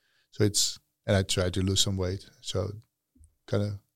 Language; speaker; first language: English; non-native, fluent; Dutch